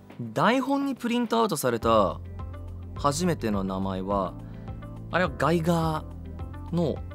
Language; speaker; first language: Japanese; early bilingual, heritage; Japanese